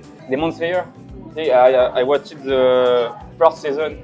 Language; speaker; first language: English; non-native, learner; French